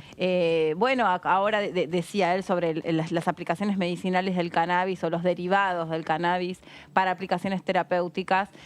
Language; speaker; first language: Spanish; native; Spanish